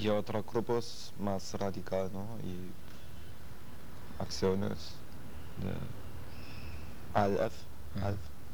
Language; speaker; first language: Spanish; non-native, learner; German